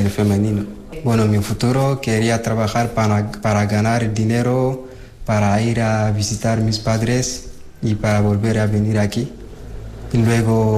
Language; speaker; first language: Spanish; non-native, learner; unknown